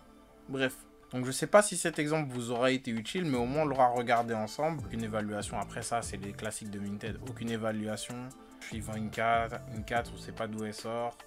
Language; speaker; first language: French; native; French